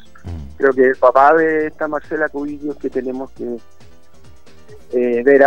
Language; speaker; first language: Spanish; native; Spanish